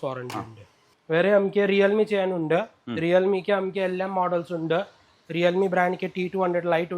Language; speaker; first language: Malayalam; non-native, fluent; Hindi